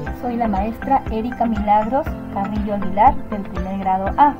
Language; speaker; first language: Spanish; native; Spanish